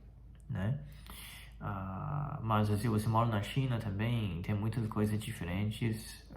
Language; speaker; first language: Portuguese; non-native, fluent; Chinese